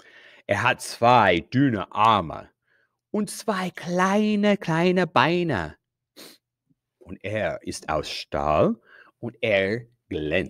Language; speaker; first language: German; non-native, fluent; English